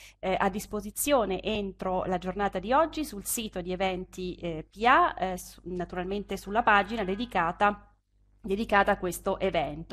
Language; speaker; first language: Italian; native; Italian